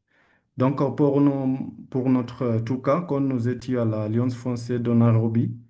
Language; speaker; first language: French; non-native, learner; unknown